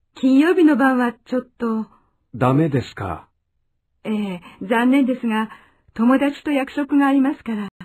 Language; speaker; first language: Japanese; non-native, fluent; Chinese